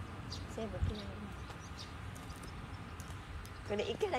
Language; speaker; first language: Japanese; non-native, learner; Vietnamese